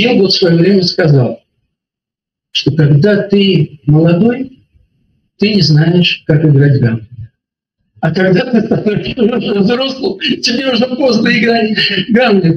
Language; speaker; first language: Russian; native; Russian